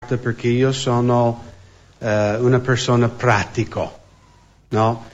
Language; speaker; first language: Italian; non-native, fluent; English